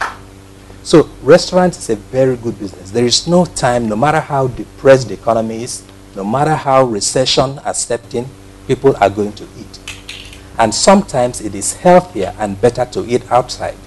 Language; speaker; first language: English; non-native, local second language; Ibibio